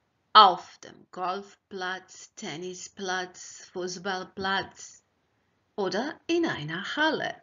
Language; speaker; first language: German; non-native, fluent; Croatian